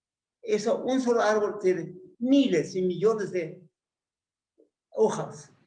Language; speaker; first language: Spanish; non-native, fluent; Persian